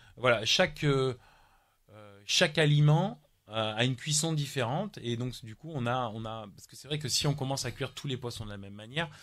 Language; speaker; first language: French; native; French